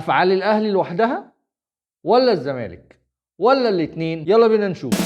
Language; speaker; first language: Arabic; native; Arabic